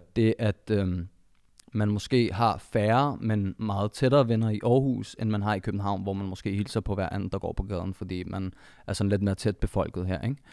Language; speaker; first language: Danish; early bilingual, other home language; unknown